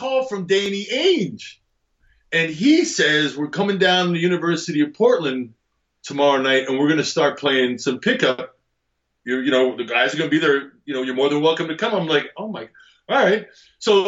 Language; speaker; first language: English; native; English